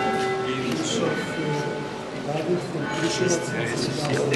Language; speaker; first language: German; non-native, learner; Serbian